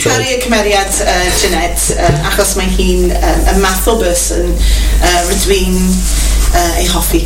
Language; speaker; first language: Welsh; non-native, local second language; English